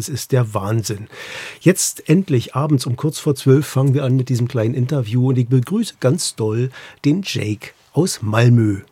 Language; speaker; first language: German; native; German